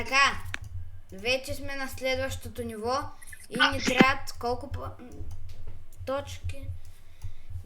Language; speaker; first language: Bulgarian; native; Bulgarian